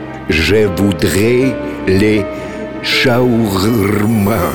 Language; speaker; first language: French; non-native, learner; Russian